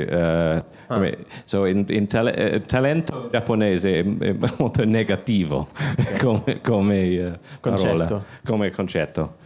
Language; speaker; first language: Italian; non-native, learner; English